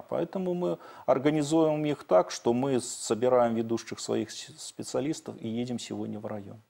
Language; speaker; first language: Russian; native; Russian